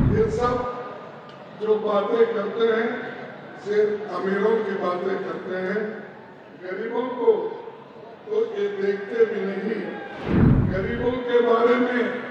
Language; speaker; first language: Hindi; non-native, local second language; Kannada